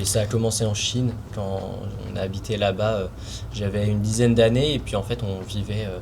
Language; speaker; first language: French; native; French